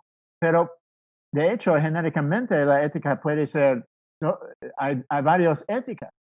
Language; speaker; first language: Spanish; non-native, fluent; English